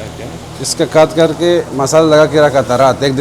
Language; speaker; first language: Hindi; non-native, learner; Persian